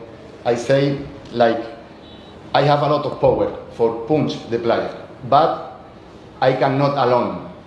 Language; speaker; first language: English; non-native, learner; Spanish